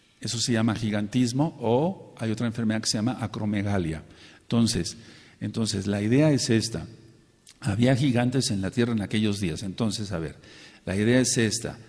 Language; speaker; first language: Spanish; native; Spanish